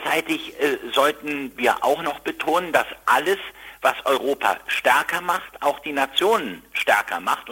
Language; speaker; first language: German; native; German